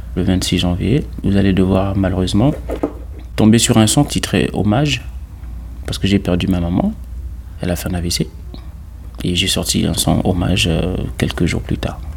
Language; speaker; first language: French; non-native, local second language; Fang